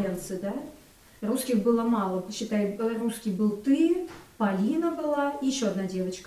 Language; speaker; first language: Russian; native; Russian